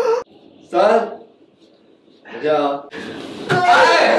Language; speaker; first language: Chinese; non-native, learner; Thai